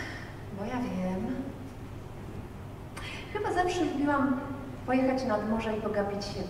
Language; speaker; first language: Polish; native; Polish